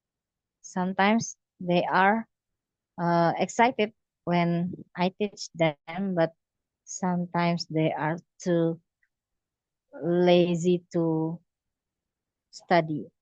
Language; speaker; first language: English; non-native, learner; Indonesian